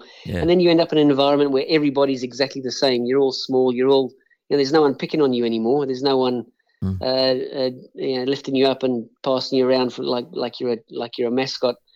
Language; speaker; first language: English; native; English